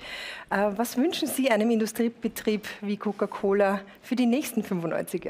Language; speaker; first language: German; native; German